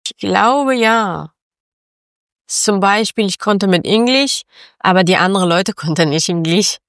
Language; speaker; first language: German; non-native, learner; Persian